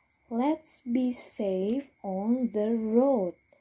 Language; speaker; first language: English; non-native, fluent; Indonesian